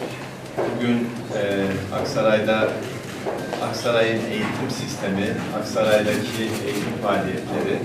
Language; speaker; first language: Turkish; native; Turkish